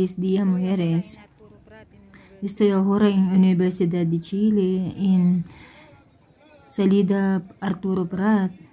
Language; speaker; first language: Spanish; non-native, learner; Filipino